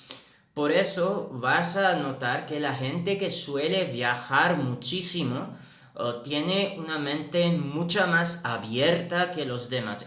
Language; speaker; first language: Spanish; non-native, fluent; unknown